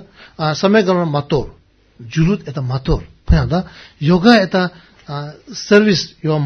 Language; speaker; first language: Russian; non-native, learner; Tibetan